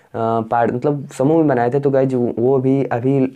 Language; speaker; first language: Hindi; native; Hindi